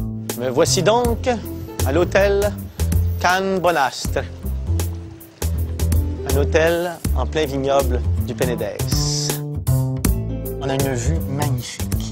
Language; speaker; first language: French; native; French